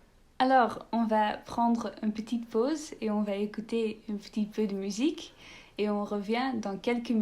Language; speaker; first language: French; non-native, learner; Dutch